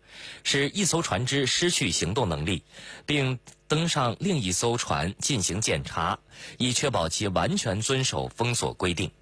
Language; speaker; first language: Chinese; native; Chinese